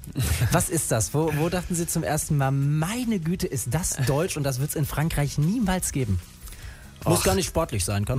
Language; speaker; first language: German; native; German